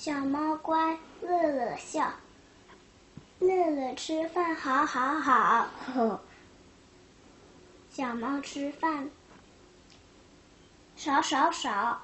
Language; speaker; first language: Chinese; early bilingual, heritage; Chinese